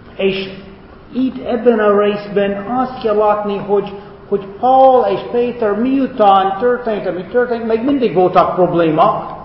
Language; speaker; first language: Hungarian; non-native, fluent; English